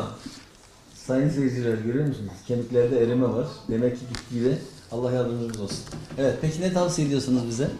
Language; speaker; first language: Turkish; native; Turkish